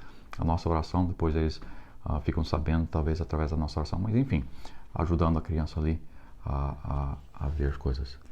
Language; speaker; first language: Portuguese; non-native, fluent; English